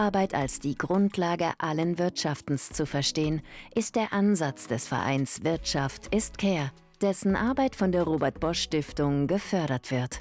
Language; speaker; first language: German; native; German